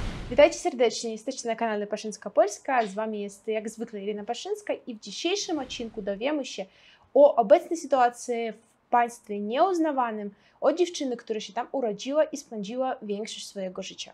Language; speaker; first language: Polish; non-native, fluent; Russian